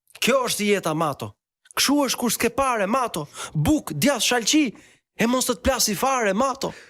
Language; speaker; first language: Albanian; native; Albanian